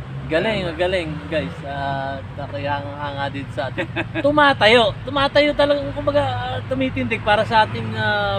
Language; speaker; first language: Filipino; native; Filipino